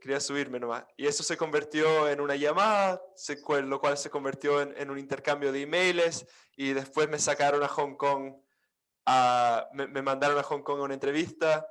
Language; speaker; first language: Spanish; non-native, fluent; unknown